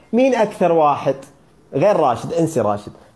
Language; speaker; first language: Arabic; native; Arabic